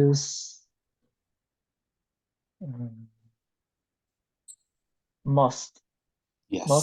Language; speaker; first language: English; non-native, learner; Spanish